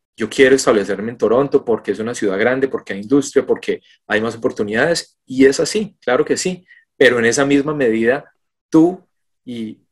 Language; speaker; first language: Spanish; native; Spanish